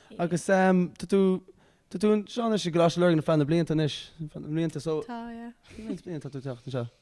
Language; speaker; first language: Irish; native; Irish